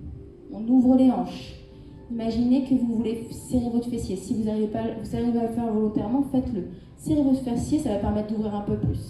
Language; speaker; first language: French; native; French